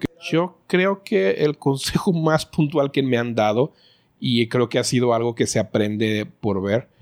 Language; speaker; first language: Spanish; native; Spanish